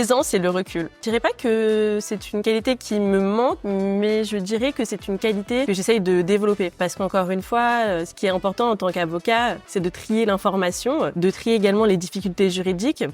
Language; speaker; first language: French; native; French